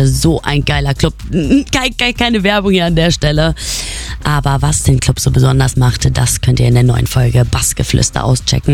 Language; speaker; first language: German; native; German